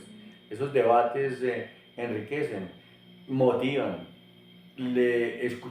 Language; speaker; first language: Spanish; native; Spanish